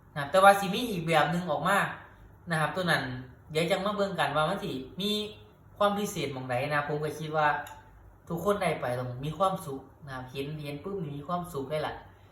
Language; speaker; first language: Thai; native; Thai